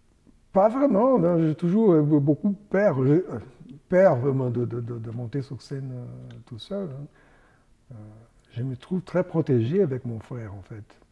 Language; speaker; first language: French; non-native, fluent; Portuguese